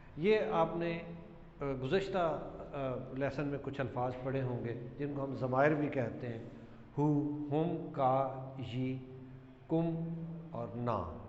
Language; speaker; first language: Urdu; non-native, local second language; Punjabi